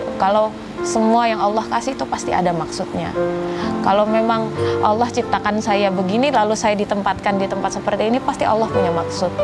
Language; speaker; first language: Indonesian; native; Indonesian